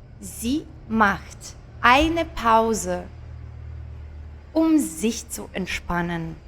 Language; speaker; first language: German; non-native, fluent; Ukrainian